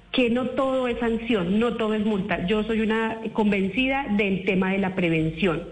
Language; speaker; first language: Spanish; native; Spanish